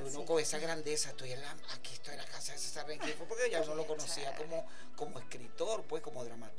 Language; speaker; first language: Spanish; native; Spanish